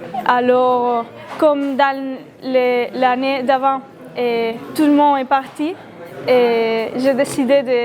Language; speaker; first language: French; non-native, learner; Spanish